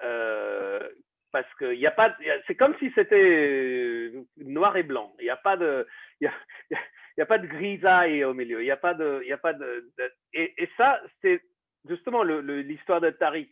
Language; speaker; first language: French; non-native, fluent; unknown